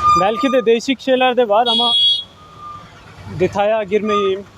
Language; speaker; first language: Turkish; non-native, fluent; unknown